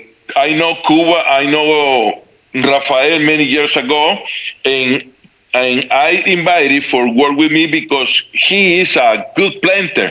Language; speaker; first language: English; non-native, learner; Spanish